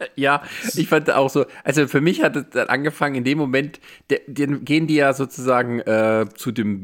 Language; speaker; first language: German; native; German